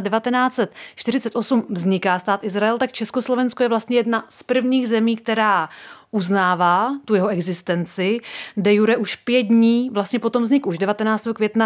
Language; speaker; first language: Czech; native; Czech